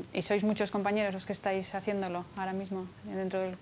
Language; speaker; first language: Spanish; native; Spanish